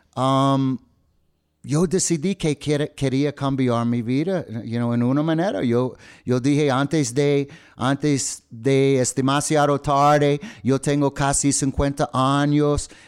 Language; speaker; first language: Spanish; non-native, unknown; English